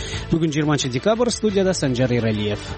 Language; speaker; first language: Kyrgyz; native; Kyrgyz